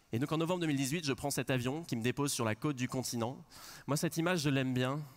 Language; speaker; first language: French; native; French